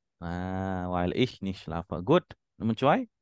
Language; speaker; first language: German; non-native, fluent; Indonesian